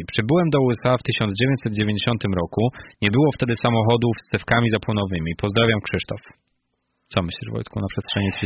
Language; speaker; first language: Polish; native; Polish